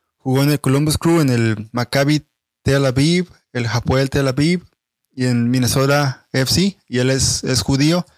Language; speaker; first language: Spanish; native; Spanish